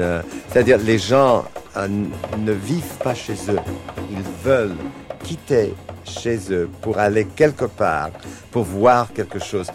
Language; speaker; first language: French; non-native, fluent; English